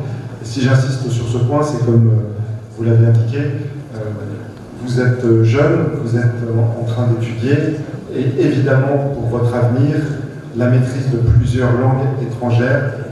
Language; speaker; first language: French; native; French